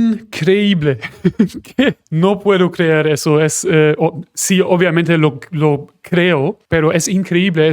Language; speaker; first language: Spanish; non-native, fluent; German